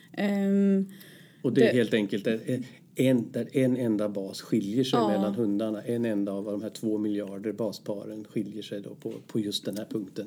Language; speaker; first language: Swedish; native; Swedish